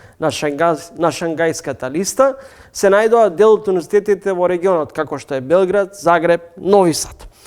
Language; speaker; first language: Macedonian; native; Macedonian